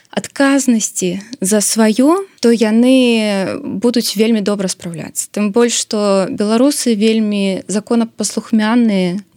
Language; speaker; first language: Belarusian; non-native, local second language; Russian